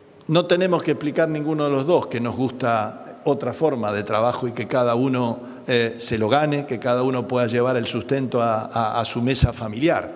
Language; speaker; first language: Spanish; native; Spanish